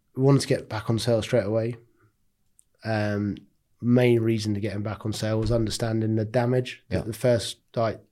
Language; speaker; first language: English; native; English